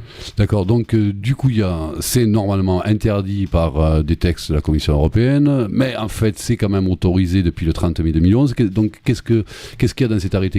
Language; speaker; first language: French; native; French